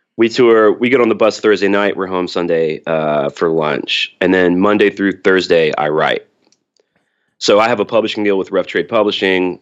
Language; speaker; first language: English; native; English